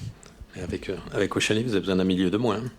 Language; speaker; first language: French; native; French